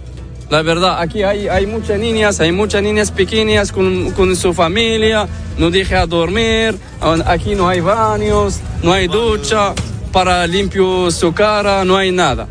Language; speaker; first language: Spanish; non-native, learner; Arabic